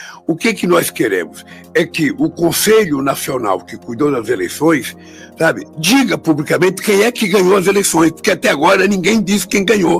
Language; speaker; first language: Portuguese; native; Portuguese